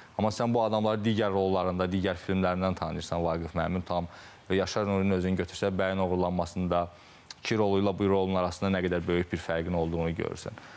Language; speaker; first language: Azerbaijani; native; Azerbaijani